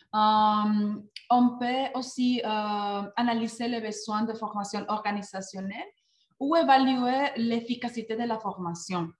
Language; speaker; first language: French; non-native, fluent; Spanish